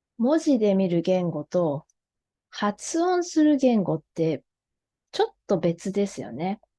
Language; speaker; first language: Japanese; native; Japanese